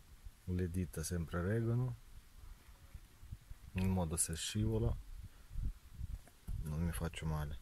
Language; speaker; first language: Italian; non-native, fluent; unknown